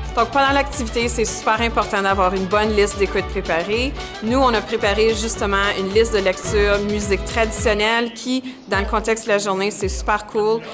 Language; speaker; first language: French; native; French